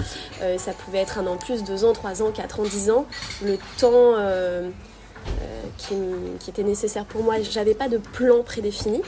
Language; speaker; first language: French; native; French